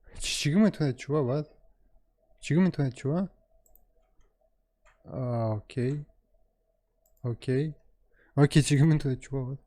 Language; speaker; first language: Korean; non-native, learner; Russian